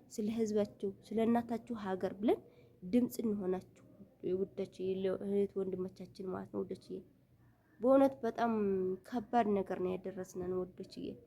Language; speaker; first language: Amharic; non-native, local second language; Tigrinya